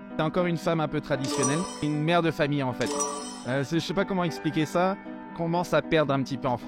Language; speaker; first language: French; native; French